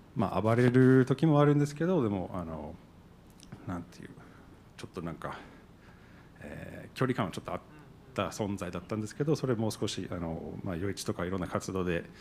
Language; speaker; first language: Japanese; non-native, fluent; English